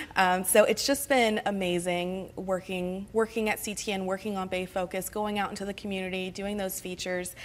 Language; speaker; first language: English; native; English